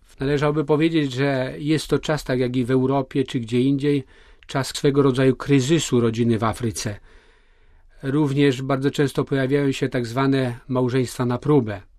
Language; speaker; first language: Polish; native; Polish